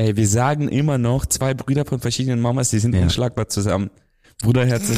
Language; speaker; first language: German; non-native, fluent; Romanian